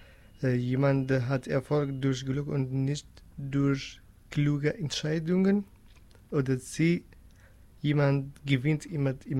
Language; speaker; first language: German; non-native, learner; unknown